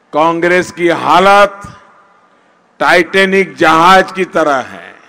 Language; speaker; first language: Hindi; non-native, local second language; Gujarati